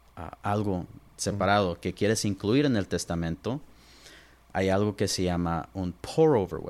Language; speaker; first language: Spanish; early bilingual, heritage; Spanish